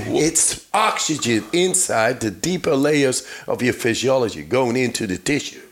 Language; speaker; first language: English; non-native, fluent; Dutch